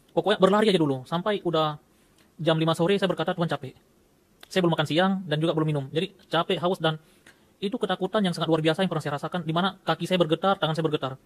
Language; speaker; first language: Indonesian; native; Indonesian